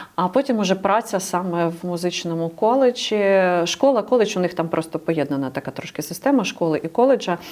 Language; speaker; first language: Ukrainian; native; Ukrainian